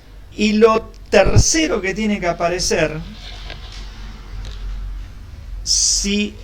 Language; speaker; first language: Spanish; native; Spanish